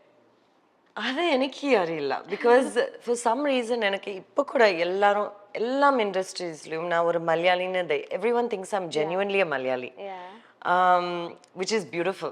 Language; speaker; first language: Tamil; early bilingual, heritage; Tamil